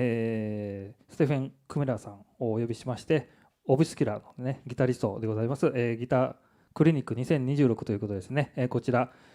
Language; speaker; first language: Japanese; native; Japanese